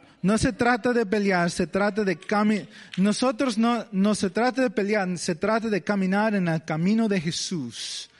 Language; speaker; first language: Spanish; early bilingual, heritage; English